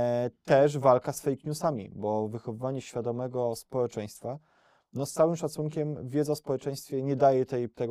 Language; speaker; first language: Polish; native; Polish